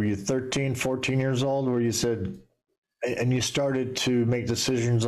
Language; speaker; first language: English; native; English